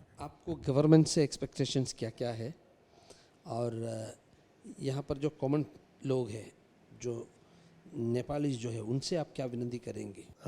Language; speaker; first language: Hindi; non-native, local second language; Malayalam